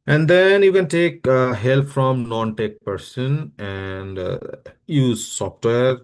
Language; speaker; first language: English; non-native, local second language; Bangla